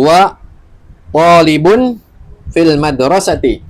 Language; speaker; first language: Arabic; non-native, learner; Indonesian